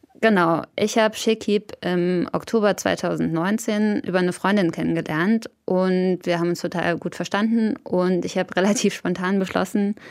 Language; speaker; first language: German; native; German